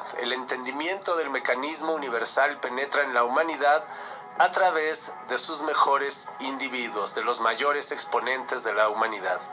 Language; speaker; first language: Spanish; native; Spanish